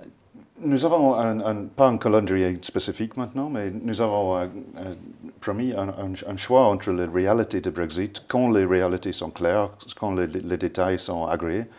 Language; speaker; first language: French; non-native, fluent; English